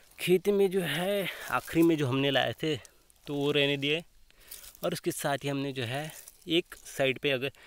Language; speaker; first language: Hindi; non-native, local second language; Marathi